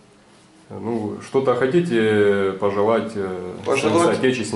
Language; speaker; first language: Russian; native; Russian